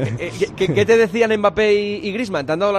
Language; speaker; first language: Spanish; native; Spanish